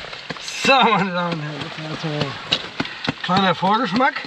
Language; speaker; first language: German; native; German